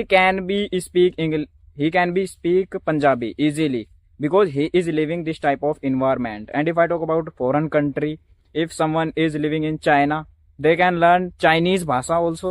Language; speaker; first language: English; non-native, learner; Hindi